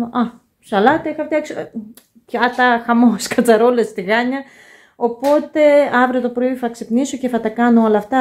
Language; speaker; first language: Greek; native; Greek